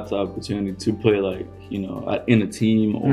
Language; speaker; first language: English; early bilingual, other home language; Spanish